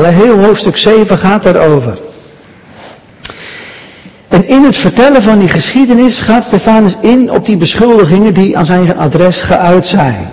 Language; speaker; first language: Dutch; native; Dutch